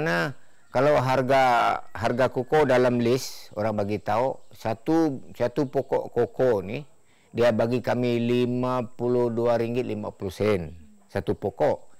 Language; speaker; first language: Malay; non-native, local second language; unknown